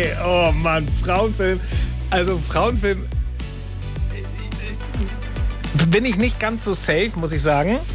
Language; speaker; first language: German; native; German